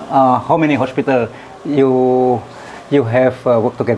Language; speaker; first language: English; non-native, learner; Indonesian